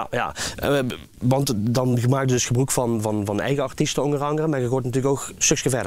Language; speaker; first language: Dutch; native; Dutch